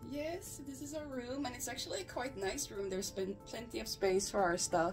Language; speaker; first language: English; non-native, fluent; Swedish